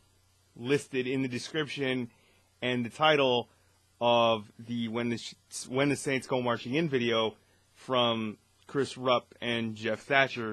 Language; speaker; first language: English; native; English